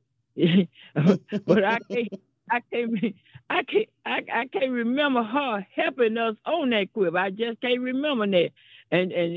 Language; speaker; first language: English; native; English